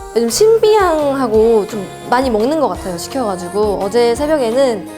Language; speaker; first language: Korean; native; Korean